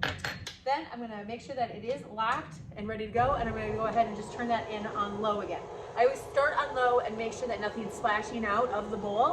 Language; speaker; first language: English; native; English